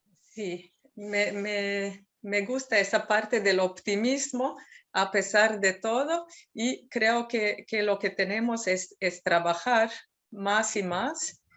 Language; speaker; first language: Spanish; non-native, fluent; Serbian